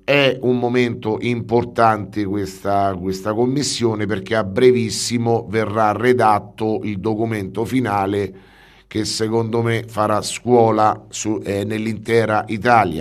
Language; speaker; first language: Italian; native; Italian